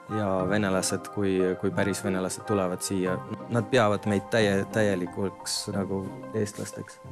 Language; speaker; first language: Estonian; non-native, local second language; Russian